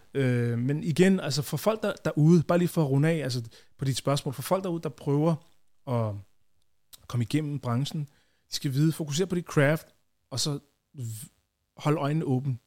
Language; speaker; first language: Danish; early bilingual, other home language; Ganda